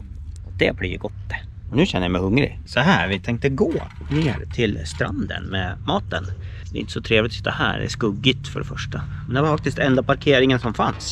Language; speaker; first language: Swedish; native; Swedish